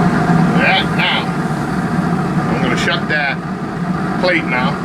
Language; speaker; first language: English; native; English